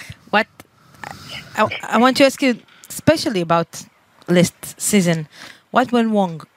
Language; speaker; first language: English; non-native, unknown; Hebrew